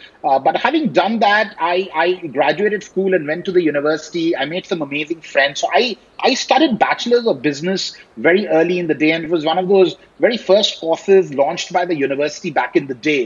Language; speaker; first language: English; non-native, local second language; Hindi